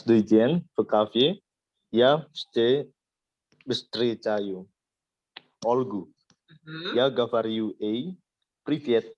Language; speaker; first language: Russian; non-native, learner; Indonesian